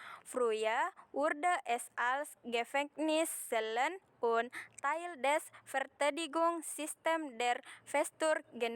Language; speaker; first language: German; non-native, learner; Indonesian